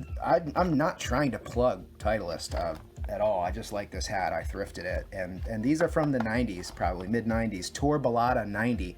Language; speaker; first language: English; native; English